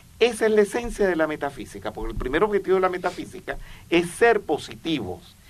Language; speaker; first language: Spanish; native; Spanish